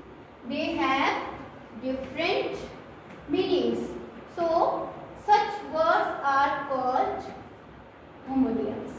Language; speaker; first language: English; non-native, local second language; Hindi